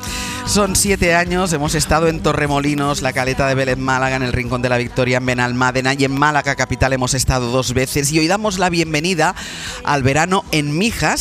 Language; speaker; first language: Spanish; native; Spanish